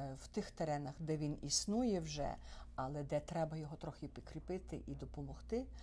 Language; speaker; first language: Ukrainian; early bilingual, heritage; Ukrainian